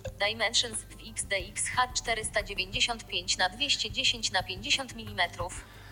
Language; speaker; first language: Polish; native; Polish